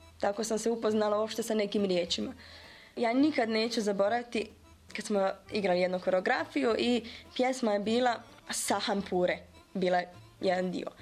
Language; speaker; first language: Serbian; early bilingual, heritage; Bosnian